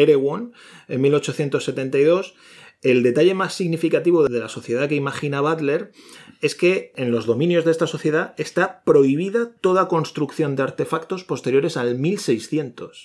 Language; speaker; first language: Spanish; native; Spanish